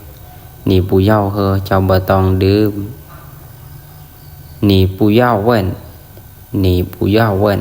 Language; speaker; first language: Chinese; non-native, learner; Lao